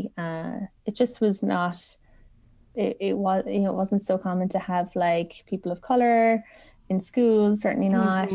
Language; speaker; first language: English; native; English